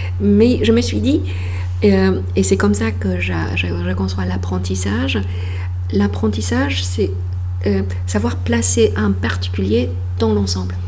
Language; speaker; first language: French; non-native, fluent; Polish